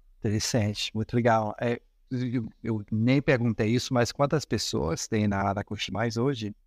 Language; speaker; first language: Portuguese; non-native, fluent; Spanish